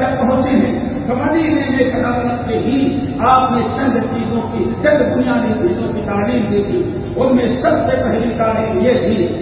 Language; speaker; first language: Urdu; native; Urdu